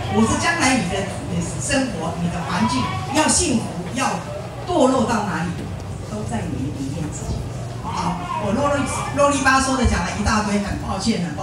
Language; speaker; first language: Chinese; non-native, local second language; Hakka Chinese